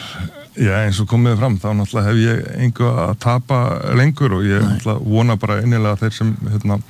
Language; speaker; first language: Icelandic; native; Icelandic